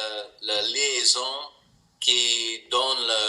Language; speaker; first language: French; non-native, learner; English